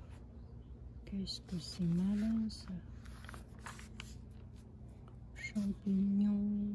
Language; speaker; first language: French; non-native, fluent; Chinese